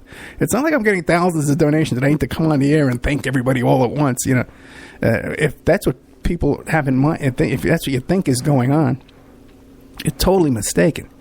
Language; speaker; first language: English; native; English